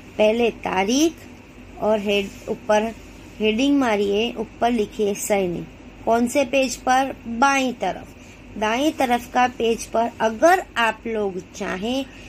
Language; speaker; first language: Hindi; non-native, local second language; Gujarati